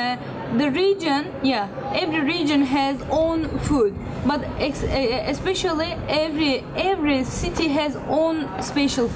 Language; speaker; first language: English; non-native, learner; Turkish